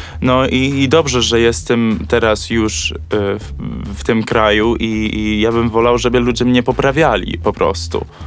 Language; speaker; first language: Polish; early bilingual, heritage; Polish